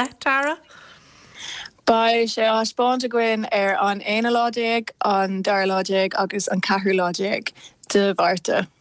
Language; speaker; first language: Irish; non-native, local second language; English